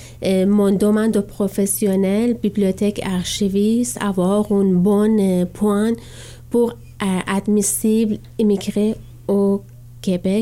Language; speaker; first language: French; non-native, learner; Persian